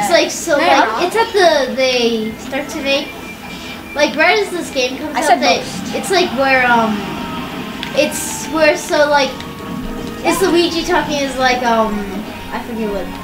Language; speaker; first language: English; native; English